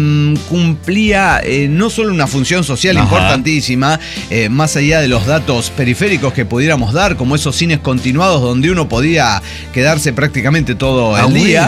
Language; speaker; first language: Spanish; native; Spanish